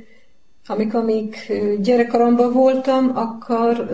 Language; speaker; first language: Hungarian; non-native, learner; Polish